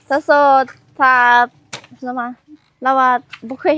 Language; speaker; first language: Chinese; non-native, learner; Lao